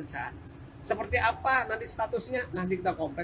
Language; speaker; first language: Indonesian; native; Indonesian